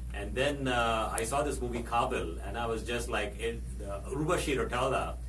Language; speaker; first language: English; non-native, local second language; Hindi